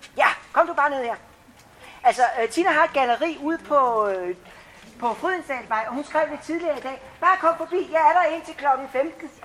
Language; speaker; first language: Danish; native; Danish